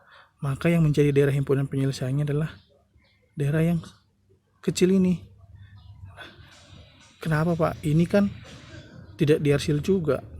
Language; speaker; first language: Indonesian; native; Indonesian